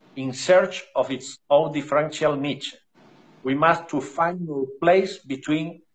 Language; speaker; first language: English; non-native, learner; Spanish